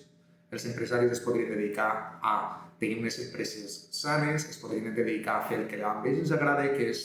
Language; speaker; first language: Catalan; native; Catalan